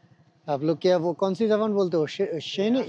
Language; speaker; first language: Hindi; non-native, fluent; Bangla